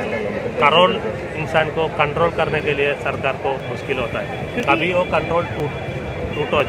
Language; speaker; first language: Hindi; non-native, local second language; Malayalam